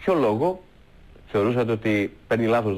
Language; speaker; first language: Greek; native; Greek